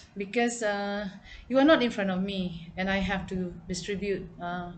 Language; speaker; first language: English; non-native, local second language; Malay